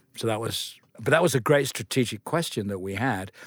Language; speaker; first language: English; native; English